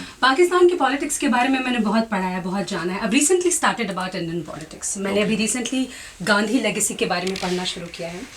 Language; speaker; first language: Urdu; non-native, local second language; Punjabi